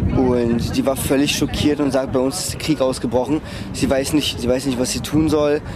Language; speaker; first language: German; early bilingual, other home language; Russian